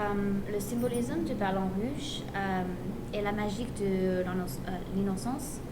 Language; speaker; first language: French; non-native, learner; English